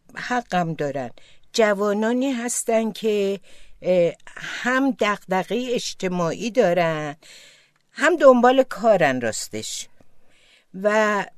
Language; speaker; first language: Persian; non-native, local second language; Azerbaijani